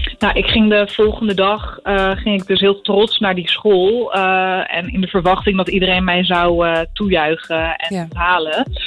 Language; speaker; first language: Dutch; early bilingual, other home language; Arabic